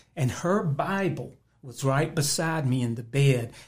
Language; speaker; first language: English; native; English